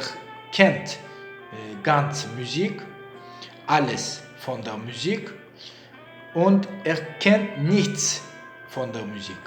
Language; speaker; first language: German; non-native, learner; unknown